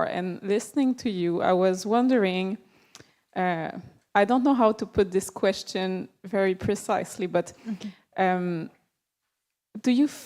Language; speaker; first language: English; non-native, fluent; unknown